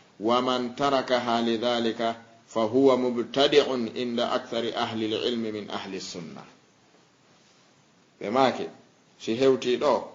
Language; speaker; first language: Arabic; non-native, fluent; Fula